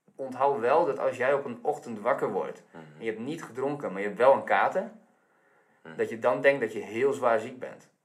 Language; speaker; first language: Dutch; native; Dutch